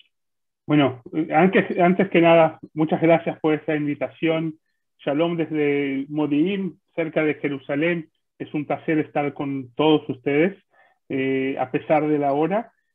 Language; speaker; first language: Spanish; non-native, fluent; Hebrew